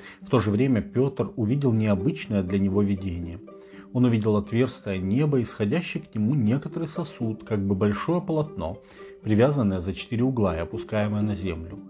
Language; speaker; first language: Russian; native; Russian